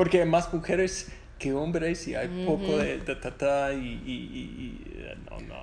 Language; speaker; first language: Spanish; non-native, fluent; English